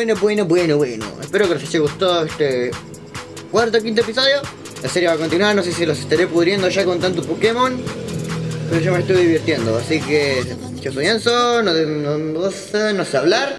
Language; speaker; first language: Spanish; native; Spanish